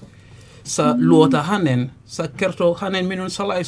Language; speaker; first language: Finnish; non-native, learner; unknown